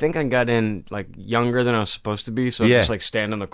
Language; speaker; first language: English; native; English